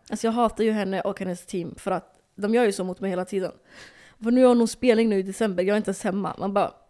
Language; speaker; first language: Swedish; early bilingual, other home language; Somali